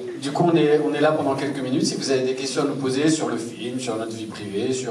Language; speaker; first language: French; native; French